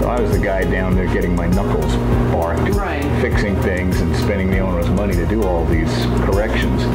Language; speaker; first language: English; native; English